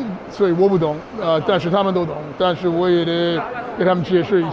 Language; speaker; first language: Chinese; non-native, fluent; English